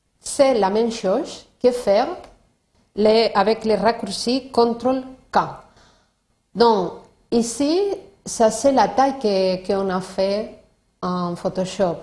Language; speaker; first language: French; non-native, learner; Spanish